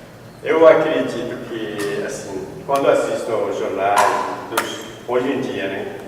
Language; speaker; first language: Portuguese; non-native, fluent; Spanish